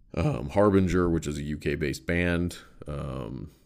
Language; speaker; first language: English; native; English